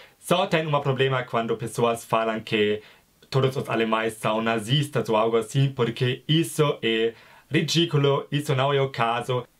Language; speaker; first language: Portuguese; non-native, fluent; German